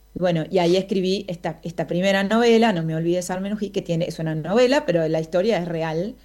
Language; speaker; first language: Spanish; native; Spanish